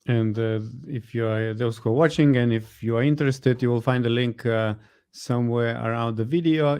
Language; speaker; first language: English; non-native, fluent; Lithuanian